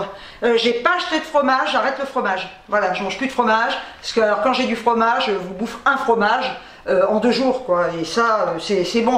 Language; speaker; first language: French; native; French